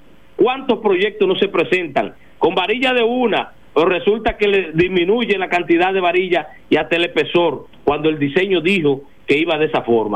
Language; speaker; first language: Spanish; native; Spanish